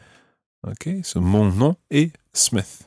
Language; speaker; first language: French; non-native, fluent; English